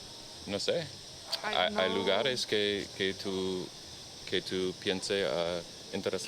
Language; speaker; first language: Spanish; non-native, learner; English